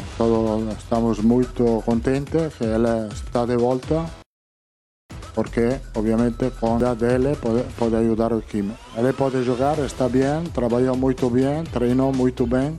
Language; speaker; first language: Portuguese; non-native, fluent; Italian